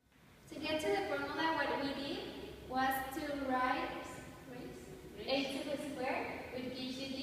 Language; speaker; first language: English; non-native, fluent; Spanish